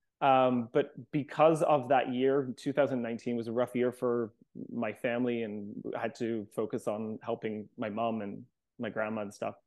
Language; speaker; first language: English; native; English